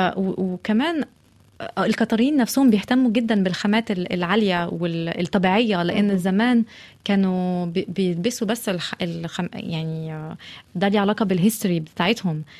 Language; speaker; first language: Arabic; early bilingual, heritage; Arabic